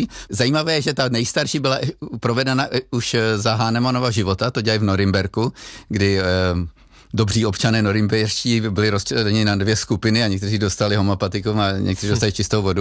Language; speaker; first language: Czech; native; Czech